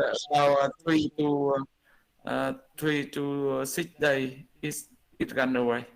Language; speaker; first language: English; non-native, learner; Vietnamese